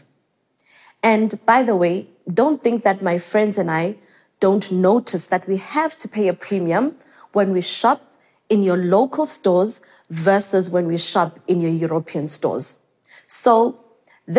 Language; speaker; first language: English; non-native, local second language; Xhosa